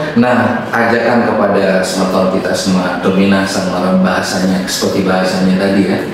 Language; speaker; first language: Indonesian; native; Indonesian